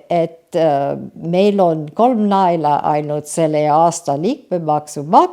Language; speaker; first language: Estonian; early bilingual, heritage; Estonian